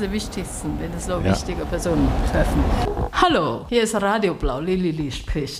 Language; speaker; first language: German; non-native, learner; Chinese